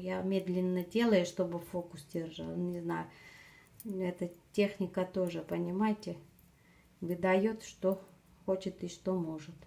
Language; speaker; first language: Russian; non-native, fluent; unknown